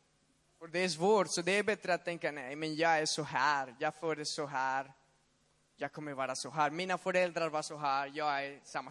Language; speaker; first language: Swedish; non-native, fluent; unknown